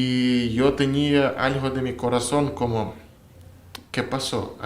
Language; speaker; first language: Spanish; non-native, learner; Russian